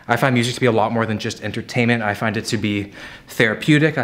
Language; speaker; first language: English; native; English